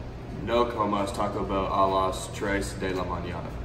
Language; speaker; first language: Spanish; non-native, learner; English